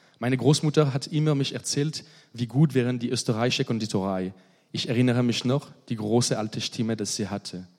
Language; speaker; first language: German; non-native, learner; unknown